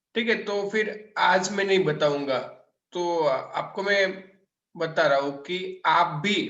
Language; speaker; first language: Hindi; non-native, local second language; Gujarati